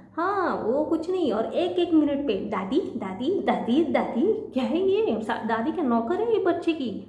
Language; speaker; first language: Hindi; non-native, local second language; Marathi